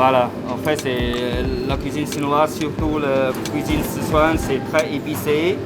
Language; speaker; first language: French; non-native, fluent; Chinese